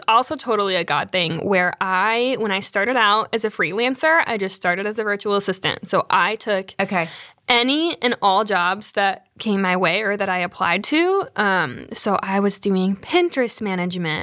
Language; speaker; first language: English; native; English